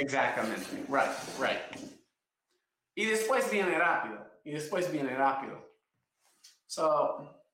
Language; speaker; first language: Spanish; non-native, fluent; English